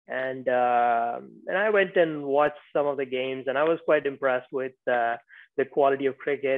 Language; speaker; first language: English; non-native, local second language; Tamil